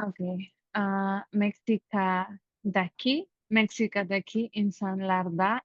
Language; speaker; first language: Turkish; non-native, learner; Spanish